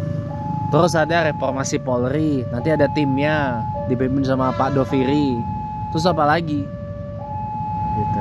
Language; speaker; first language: Indonesian; native; Indonesian